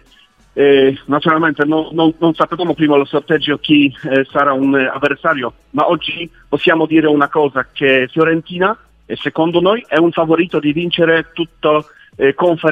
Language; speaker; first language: Italian; non-native, learner; Polish